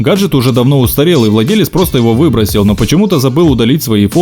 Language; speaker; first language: Russian; native; Russian